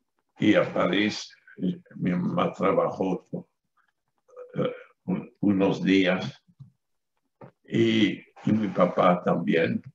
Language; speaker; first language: Spanish; non-native, fluent; French